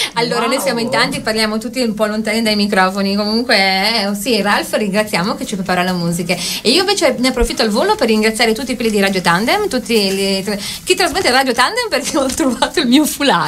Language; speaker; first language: Italian; native; Italian